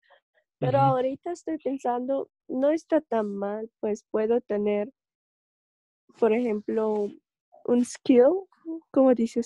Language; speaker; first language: Spanish; non-native, learner; Russian